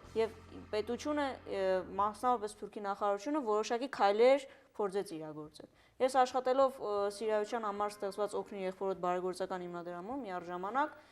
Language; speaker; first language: Armenian; early bilingual, heritage; Armenian